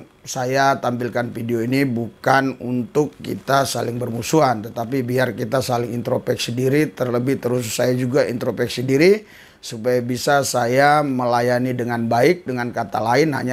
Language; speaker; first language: Indonesian; native; Indonesian